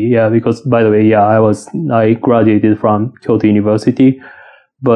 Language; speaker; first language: English; non-native, fluent; Japanese